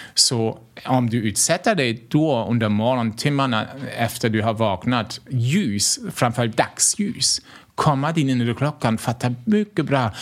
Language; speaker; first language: Swedish; non-native, fluent; German